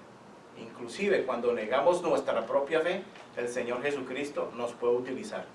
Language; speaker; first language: Spanish; native; Spanish